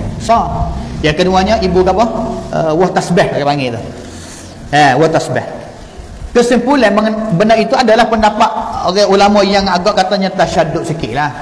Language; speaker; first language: Malay; native; Malay